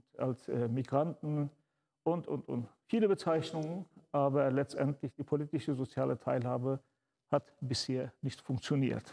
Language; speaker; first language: German; early bilingual, other home language; Turkish